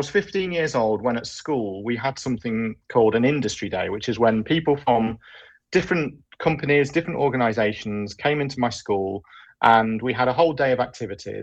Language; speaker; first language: English; native; English